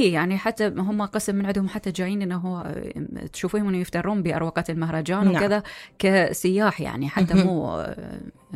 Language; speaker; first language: Arabic; native; Arabic